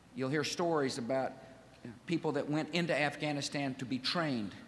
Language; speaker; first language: English; native; English